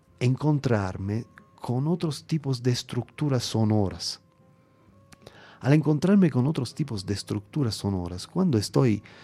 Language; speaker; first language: Spanish; non-native, fluent; Italian